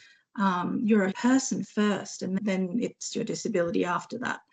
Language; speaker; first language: English; native; English